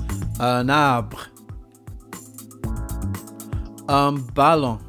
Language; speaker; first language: French; non-native, fluent; English